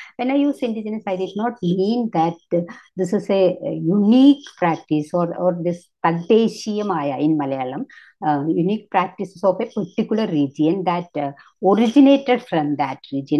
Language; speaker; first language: English; non-native, local second language; Malayalam